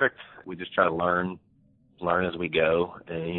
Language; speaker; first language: English; native; English